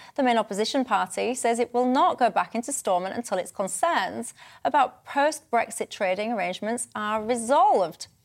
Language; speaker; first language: English; native; English